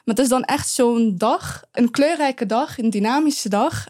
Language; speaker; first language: Dutch; early bilingual, other home language; Persian